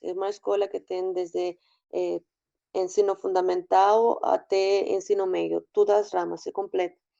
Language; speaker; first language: Portuguese; non-native, fluent; Spanish